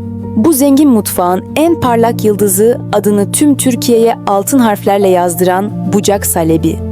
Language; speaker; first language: Turkish; native; Turkish